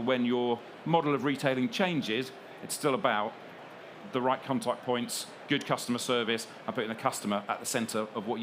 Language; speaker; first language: English; native; English